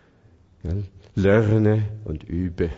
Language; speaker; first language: German; non-native, fluent; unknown